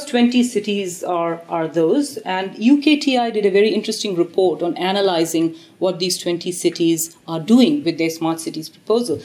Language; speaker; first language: English; non-native, local second language; Tamil